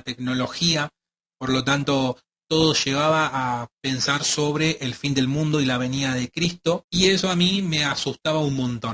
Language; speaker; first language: Spanish; native; Spanish